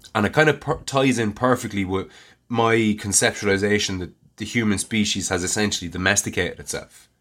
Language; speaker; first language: English; native; English